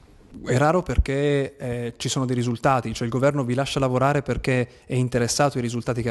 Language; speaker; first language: Italian; native; Italian